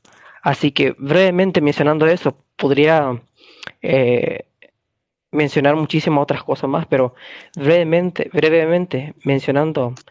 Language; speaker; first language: Spanish; native; Spanish